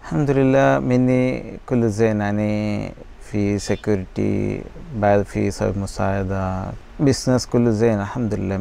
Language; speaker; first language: Arabic; non-native, learner; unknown